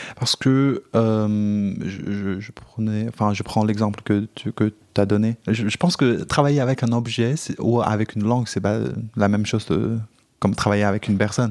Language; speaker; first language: French; non-native, fluent; Chinese